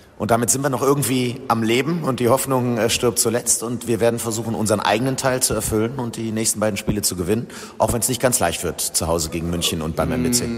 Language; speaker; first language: German; native; German